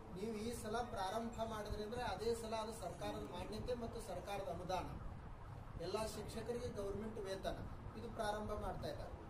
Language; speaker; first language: Kannada; native; Kannada